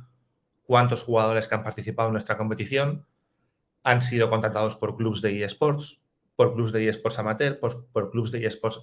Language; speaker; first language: Spanish; native; Spanish